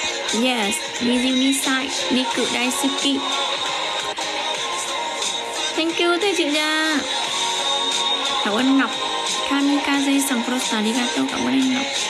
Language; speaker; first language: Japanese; non-native, learner; Vietnamese